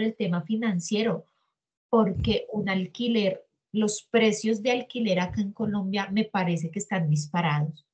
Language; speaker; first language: Spanish; native; Spanish